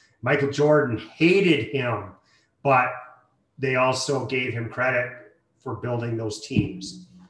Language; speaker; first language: English; native; English